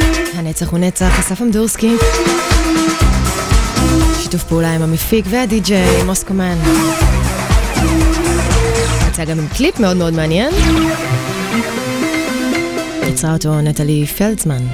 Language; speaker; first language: Hebrew; native; Hebrew